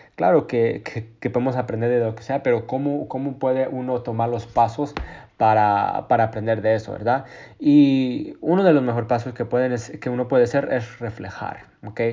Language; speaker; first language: Spanish; early bilingual, heritage; Spanish